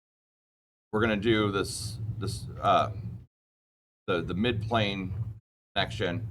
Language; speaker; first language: English; native; English